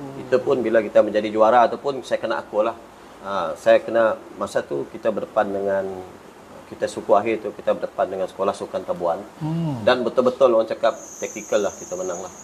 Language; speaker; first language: Malay; native; Malay